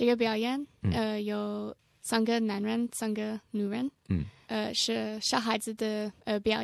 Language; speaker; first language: Chinese; non-native, learner; English